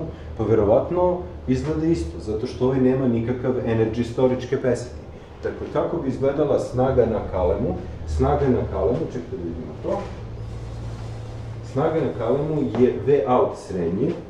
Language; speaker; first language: Serbian; native; Serbian